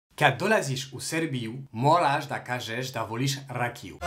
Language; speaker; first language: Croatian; non-native, learner; French